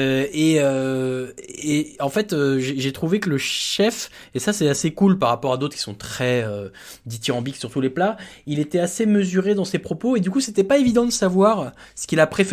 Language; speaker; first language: French; native; French